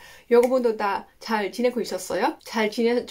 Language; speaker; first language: Korean; non-native, learner; Dutch